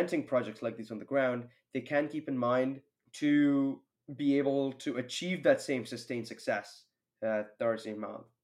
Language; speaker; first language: English; non-native, local second language; Hindi